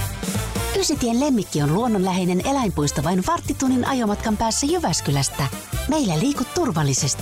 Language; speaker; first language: Finnish; native; Finnish